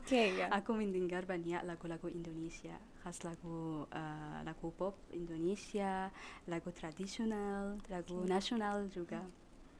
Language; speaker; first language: Indonesian; non-native, learner; Arabic